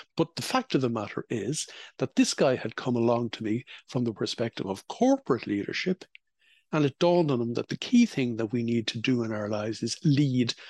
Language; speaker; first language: English; native; English